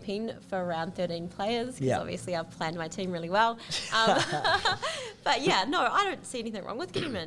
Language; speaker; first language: English; native; English